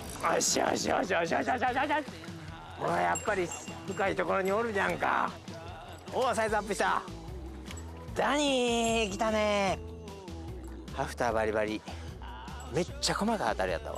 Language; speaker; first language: Japanese; native; Japanese